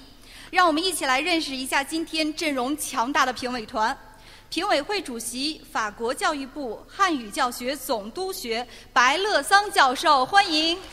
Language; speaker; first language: Chinese; native; Chinese